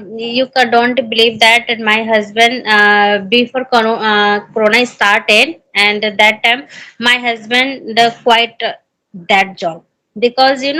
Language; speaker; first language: English; non-native, learner; Hindi